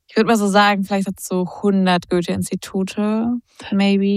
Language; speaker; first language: German; native; German